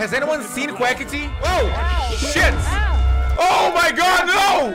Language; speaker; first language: English; non-native, fluent; Portuguese